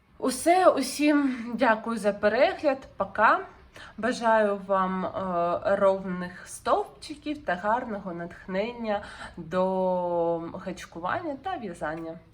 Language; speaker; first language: Ukrainian; non-native, local second language; Russian